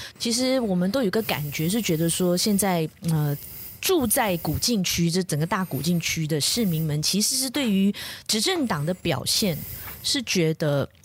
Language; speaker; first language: Chinese; native; Chinese